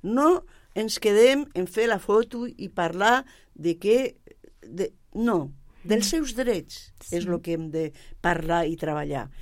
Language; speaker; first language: Catalan; non-native, local second language; Spanish